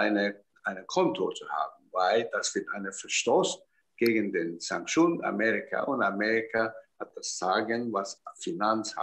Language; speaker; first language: German; non-native, fluent; Chinese